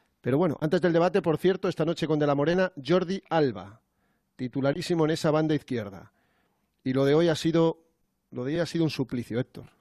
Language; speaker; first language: Spanish; native; Spanish